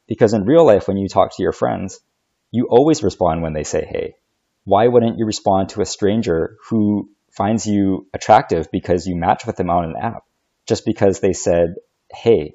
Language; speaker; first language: English; native; English